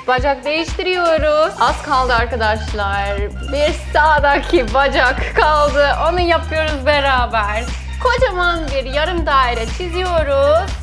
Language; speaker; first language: Turkish; non-native, fluent; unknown